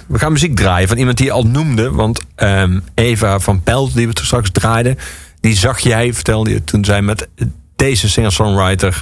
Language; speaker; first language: Dutch; native; Dutch